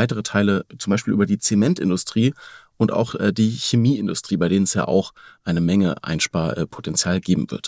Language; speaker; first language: German; native; German